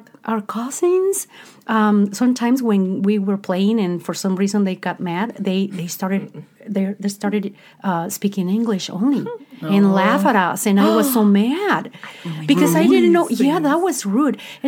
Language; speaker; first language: English; non-native, fluent; Spanish